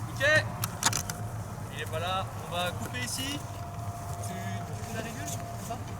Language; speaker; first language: French; native; French